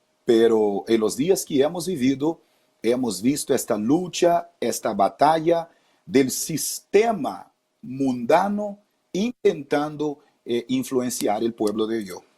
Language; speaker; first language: Spanish; non-native, fluent; Portuguese